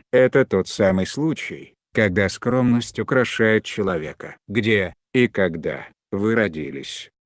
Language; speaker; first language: Russian; non-native, local second language; Chechen